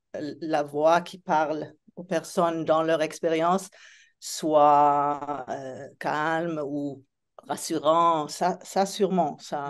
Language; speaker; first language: French; non-native, fluent; Italian